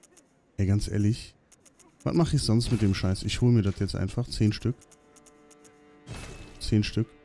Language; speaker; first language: German; native; German